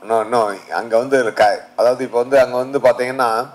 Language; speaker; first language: Tamil; native; Tamil